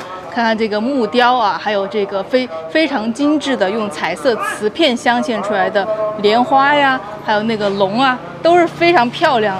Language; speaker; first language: Chinese; native; Chinese